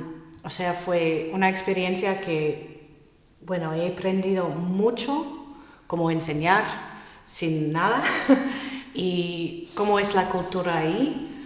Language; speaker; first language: Spanish; non-native, fluent; English